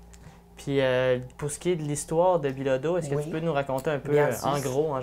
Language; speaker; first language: French; native; French